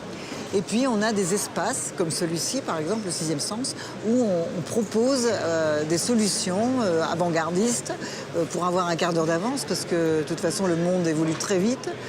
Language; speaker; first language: French; native; French